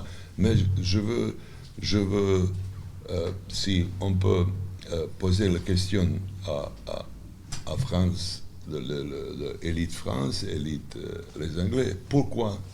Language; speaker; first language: French; non-native, learner; Serbian